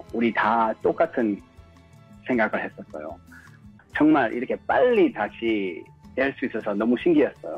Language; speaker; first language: Korean; early bilingual, heritage; English